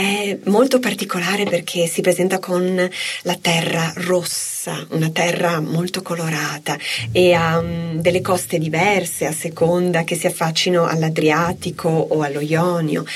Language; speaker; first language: Italian; native; Italian